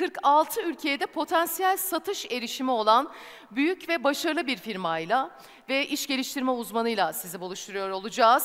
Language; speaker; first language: Turkish; native; Turkish